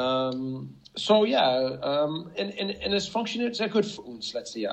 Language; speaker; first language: German; non-native, fluent; English